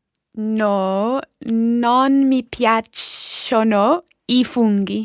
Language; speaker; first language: Italian; non-native, learner; English